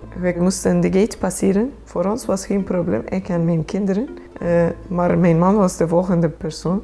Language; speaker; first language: Dutch; non-native, fluent; Persian